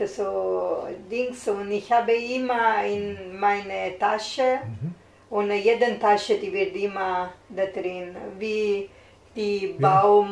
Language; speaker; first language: German; non-native, learner; Italian